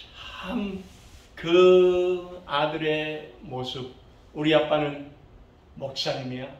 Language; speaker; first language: Korean; early bilingual, other home language; English